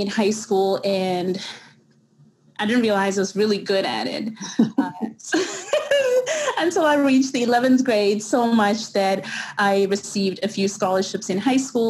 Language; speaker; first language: English; native; English